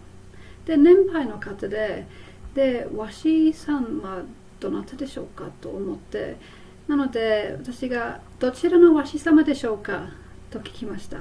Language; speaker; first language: Japanese; non-native, fluent; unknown